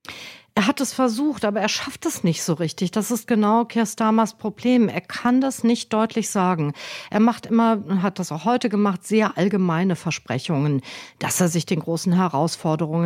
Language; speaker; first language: German; native; German